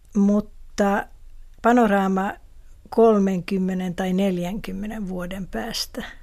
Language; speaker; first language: Finnish; non-native, local second language; Swedish